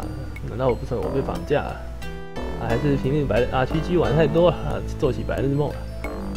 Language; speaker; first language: Chinese; native; Chinese